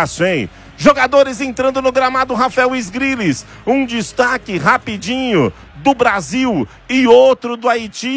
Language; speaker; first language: Portuguese; native; Portuguese